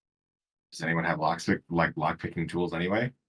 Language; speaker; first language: English; native; English